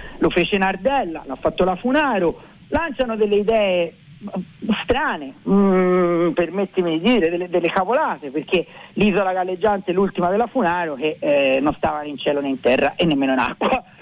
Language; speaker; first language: Italian; native; Italian